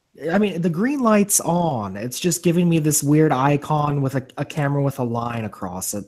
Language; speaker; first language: English; native; English